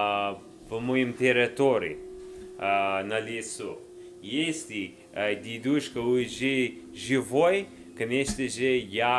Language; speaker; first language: Russian; non-native, learner; English